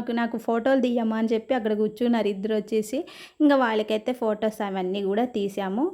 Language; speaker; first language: Telugu; non-native, fluent; Malayalam